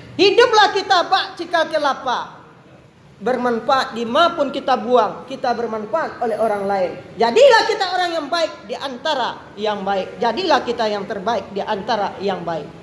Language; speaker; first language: Malay; non-native, local second language; Minangkabau